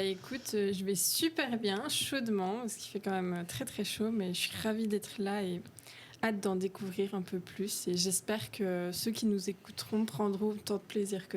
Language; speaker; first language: French; native; French